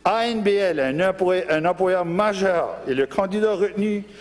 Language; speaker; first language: French; non-native, local second language; English